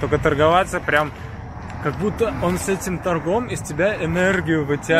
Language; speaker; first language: Russian; native; Russian